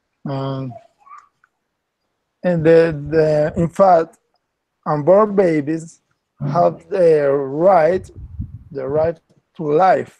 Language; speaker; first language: English; non-native, learner; Spanish